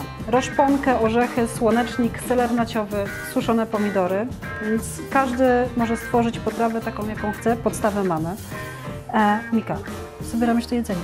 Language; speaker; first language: Polish; native; Polish